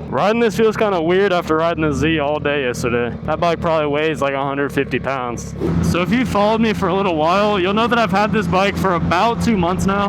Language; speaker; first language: English; native; English